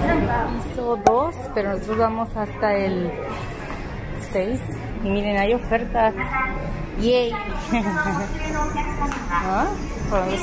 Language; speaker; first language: Spanish; native; Spanish